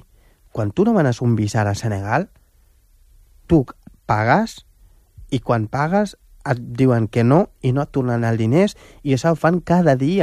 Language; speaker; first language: Catalan; non-native, fluent; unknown